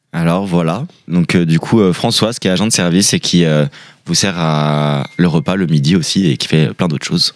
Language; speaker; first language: French; native; French